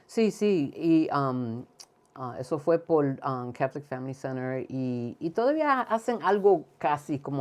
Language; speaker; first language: Spanish; early bilingual, heritage; Spanish